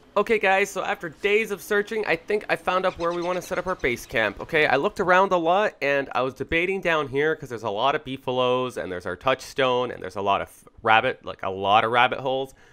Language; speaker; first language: English; native; English